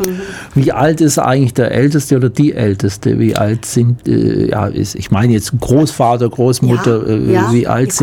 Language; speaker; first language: German; native; German